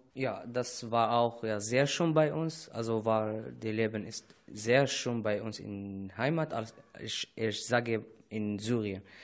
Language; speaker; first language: German; non-native, learner; Arabic